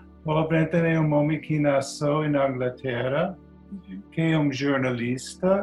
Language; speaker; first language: Portuguese; non-native, learner; English